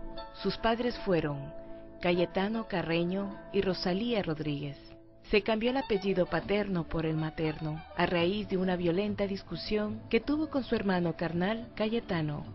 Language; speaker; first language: Spanish; native; Spanish